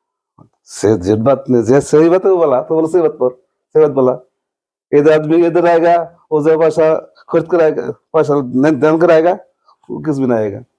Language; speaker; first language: Hindi; non-native, learner; Bangla